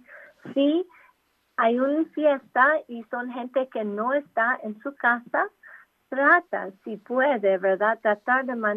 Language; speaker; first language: Spanish; non-native, local second language; English